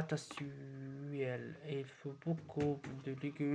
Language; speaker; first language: French; non-native, learner; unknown